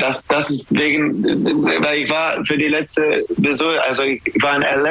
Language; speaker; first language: German; non-native, learner; English